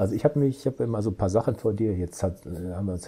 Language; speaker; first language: German; native; German